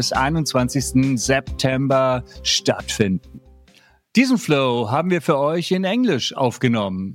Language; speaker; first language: German; native; German